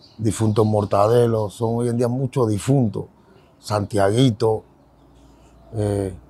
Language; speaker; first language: Spanish; native; Spanish